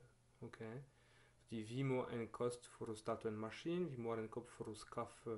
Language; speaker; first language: Norwegian; non-native, learner; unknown